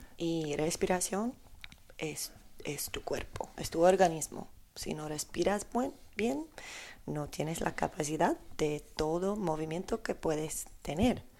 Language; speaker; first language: Spanish; non-native, learner; Polish